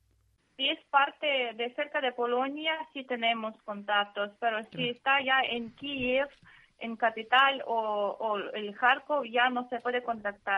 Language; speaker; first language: Spanish; non-native, learner; Ukrainian